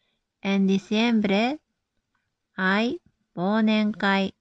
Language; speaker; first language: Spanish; non-native, fluent; Japanese